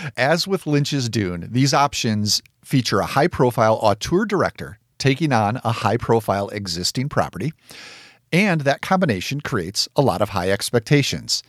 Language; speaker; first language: English; native; English